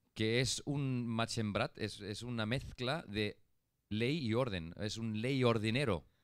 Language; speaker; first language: Spanish; non-native, fluent; Icelandic